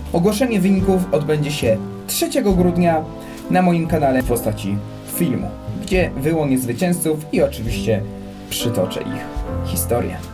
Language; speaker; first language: Polish; native; Polish